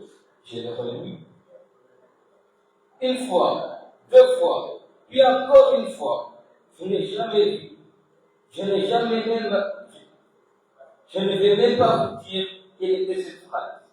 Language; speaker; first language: French; non-native, local second language; Comorian